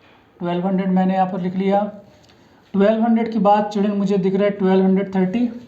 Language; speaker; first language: Hindi; native; Hindi